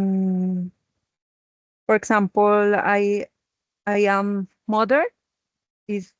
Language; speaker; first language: English; non-native, learner; Spanish